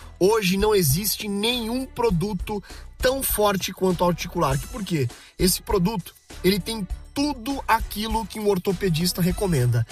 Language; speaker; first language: Portuguese; native; Portuguese